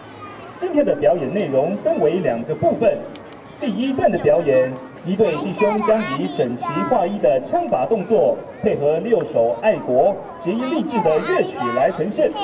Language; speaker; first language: Chinese; native; Chinese